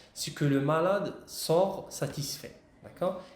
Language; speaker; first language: French; non-native, local second language; Arabic